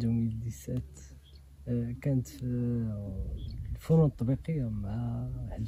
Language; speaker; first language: Arabic; native; Arabic